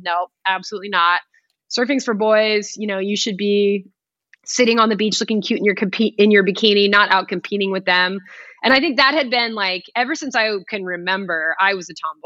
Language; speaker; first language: English; native; English